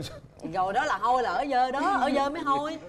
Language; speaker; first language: Vietnamese; native; Vietnamese